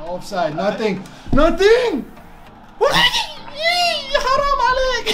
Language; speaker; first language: English; non-native, learner; Arabic